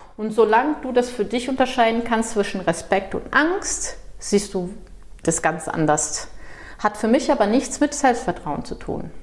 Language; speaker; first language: German; non-native, fluent; Portuguese